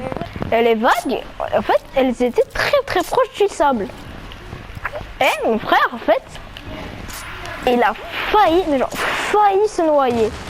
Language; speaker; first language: French; native; French